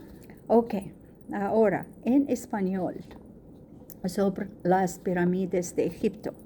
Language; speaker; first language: Spanish; non-native, learner; Arabic